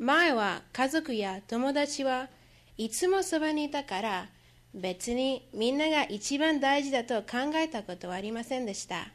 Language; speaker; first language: Japanese; non-native, learner; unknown